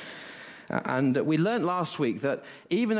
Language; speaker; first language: English; native; English